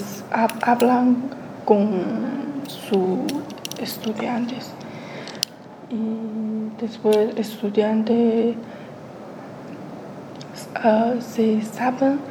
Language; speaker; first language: Spanish; non-native, learner; Chinese